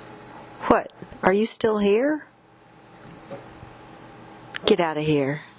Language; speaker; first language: English; native; English